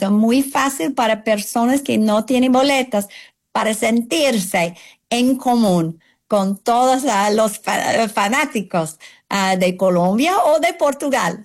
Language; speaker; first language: Spanish; non-native, fluent; English